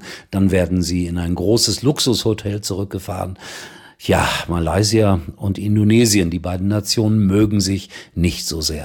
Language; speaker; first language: German; native; German